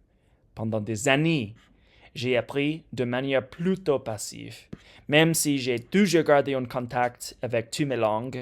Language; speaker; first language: French; non-native, learner; English